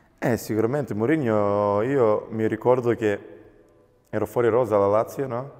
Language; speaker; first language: Italian; non-native, fluent; Macedonian